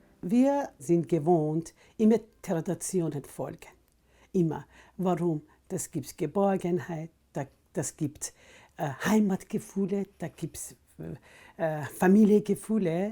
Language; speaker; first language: German; non-native, fluent; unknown